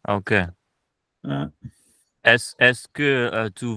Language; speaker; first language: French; non-native, learner; Punjabi